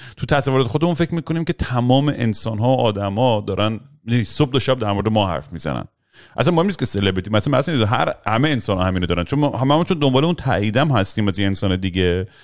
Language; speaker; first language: Persian; early bilingual, heritage; Persian